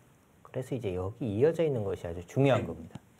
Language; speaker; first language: Korean; native; Korean